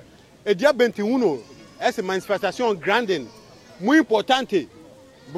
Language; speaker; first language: Spanish; non-native, learner; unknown